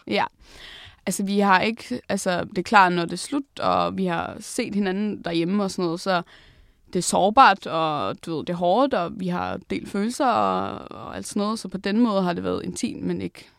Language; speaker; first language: Danish; non-native, local second language; Faroese